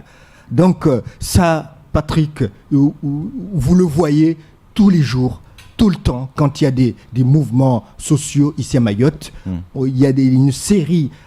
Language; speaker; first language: French; non-native, local second language; Comorian